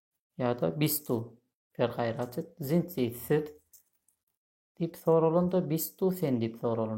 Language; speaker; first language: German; non-native, fluent; Turkmen